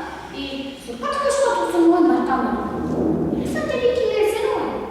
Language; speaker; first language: Basque; non-native, learner; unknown